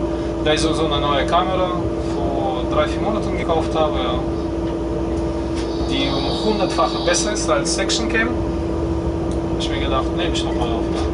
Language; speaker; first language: German; non-native, fluent; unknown